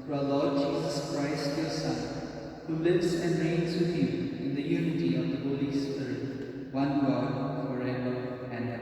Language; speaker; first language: English; non-native, local second language; Konkani